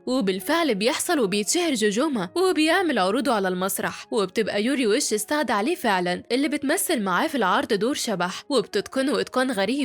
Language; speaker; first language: Arabic; native; Arabic